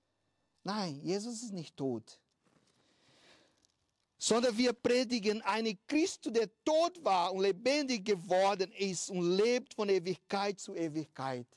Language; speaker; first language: German; non-native, fluent; Portuguese